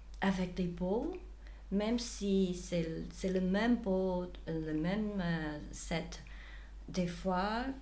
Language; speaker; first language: French; non-native, fluent; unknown